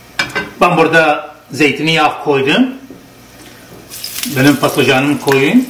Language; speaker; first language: Turkish; non-native, learner; Arabic